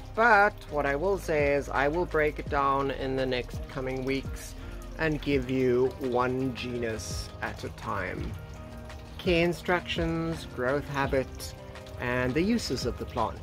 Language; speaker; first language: English; native; English